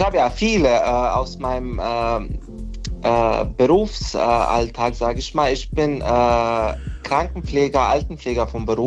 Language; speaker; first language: German; non-native, fluent; Bosnian